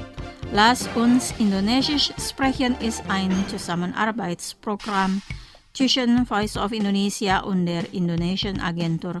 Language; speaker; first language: German; non-native, fluent; Indonesian